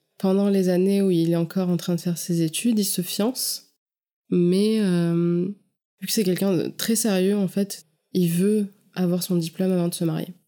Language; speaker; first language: French; native; French